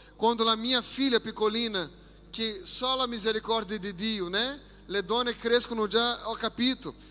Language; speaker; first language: Italian; non-native, fluent; Portuguese